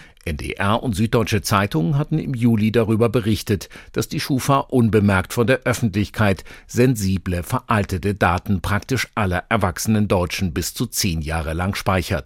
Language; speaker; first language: German; native; German